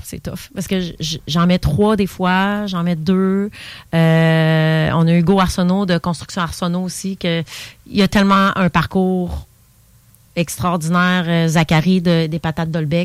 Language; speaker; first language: French; native; French